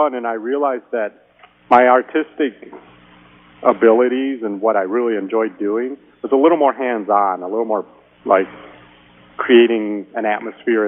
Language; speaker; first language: English; native; English